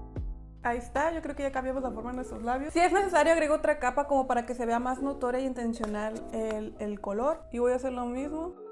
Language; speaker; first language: Spanish; native; Spanish